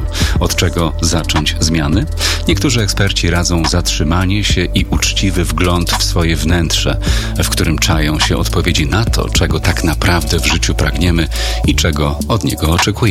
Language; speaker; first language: Polish; native; Polish